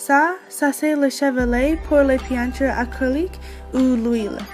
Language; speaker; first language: French; non-native, learner; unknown